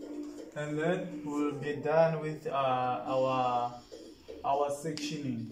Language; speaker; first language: English; non-native, local second language; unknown